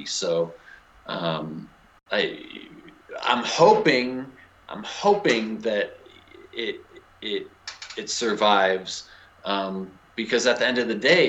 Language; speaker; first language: English; native; English